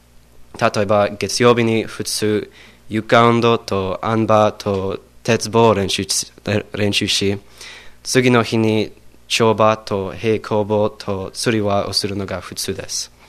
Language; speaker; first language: Japanese; non-native, learner; English